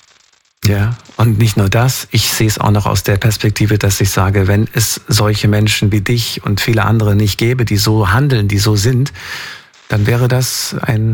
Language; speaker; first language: German; native; German